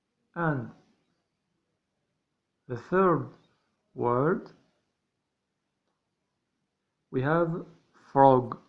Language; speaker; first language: English; non-native, learner; Arabic